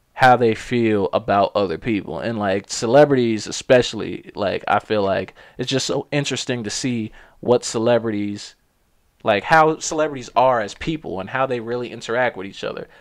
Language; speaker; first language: English; native; English